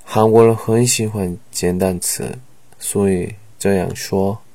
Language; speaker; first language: Chinese; non-native, learner; Korean